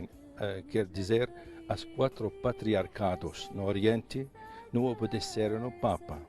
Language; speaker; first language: Portuguese; non-native, fluent; Arabic